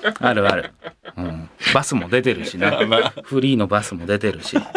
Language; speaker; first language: Japanese; native; Japanese